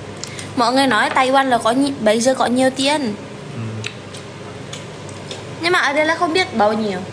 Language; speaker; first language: Vietnamese; non-native, learner; Javanese